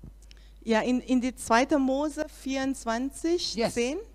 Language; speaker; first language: German; non-native, learner; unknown